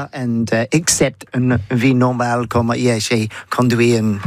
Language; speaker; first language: French; non-native, learner; English